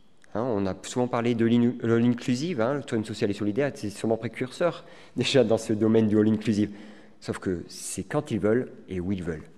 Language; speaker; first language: French; native; French